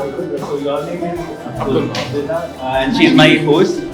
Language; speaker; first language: English; non-native, local second language; Hindi